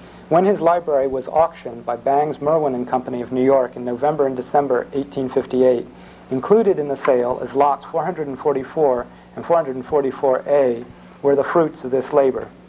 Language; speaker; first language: English; native; English